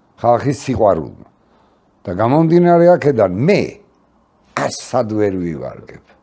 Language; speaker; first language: Georgian; native; Georgian